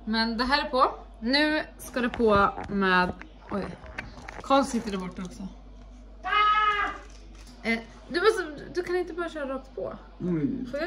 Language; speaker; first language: Swedish; native; Swedish